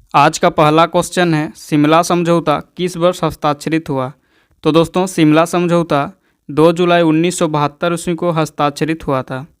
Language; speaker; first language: Hindi; native; Hindi